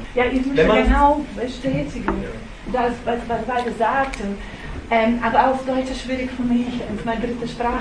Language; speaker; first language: German; non-native, fluent; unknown